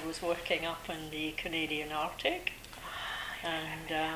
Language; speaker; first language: English; native; English